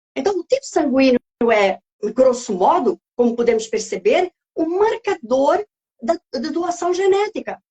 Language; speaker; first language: Portuguese; native; Portuguese